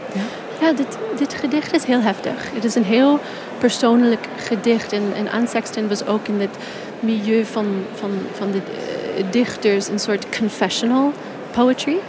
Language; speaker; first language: Dutch; non-native, fluent; English